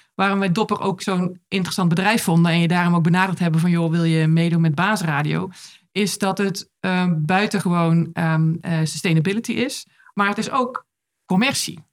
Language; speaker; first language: Dutch; native; Dutch